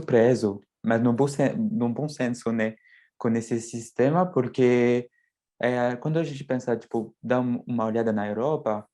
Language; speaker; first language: Portuguese; non-native, fluent; French